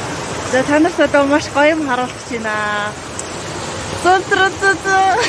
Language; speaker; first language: Mongolian; native; Mongolian